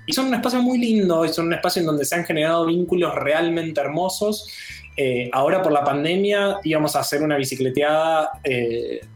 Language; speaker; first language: Spanish; native; Spanish